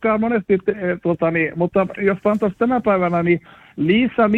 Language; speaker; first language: Finnish; early bilingual, heritage; Finnish